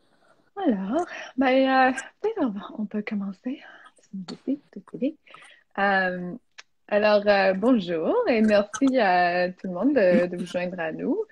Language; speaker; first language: French; non-native, fluent; English